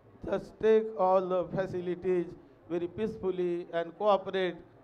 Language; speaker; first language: English; non-native, local second language; Hindi